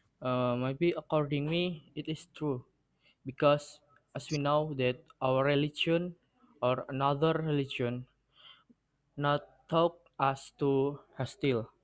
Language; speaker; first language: English; non-native, learner; Indonesian